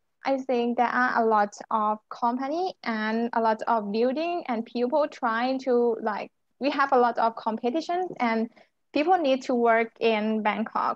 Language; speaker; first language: English; non-native, learner; Thai